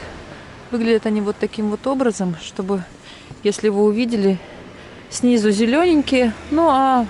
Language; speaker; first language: Russian; native; Russian